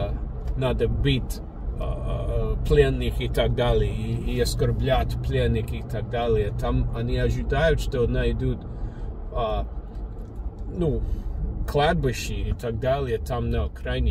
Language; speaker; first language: Russian; non-native, learner; English